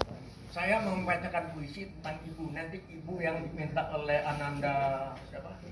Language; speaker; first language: Indonesian; native; Indonesian